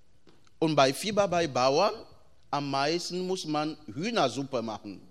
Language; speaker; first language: German; non-native, fluent; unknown